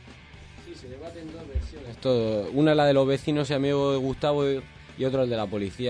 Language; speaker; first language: Spanish; native; Spanish